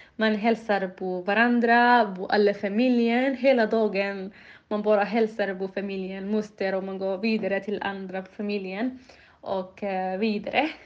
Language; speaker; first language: Swedish; non-native, learner; Somali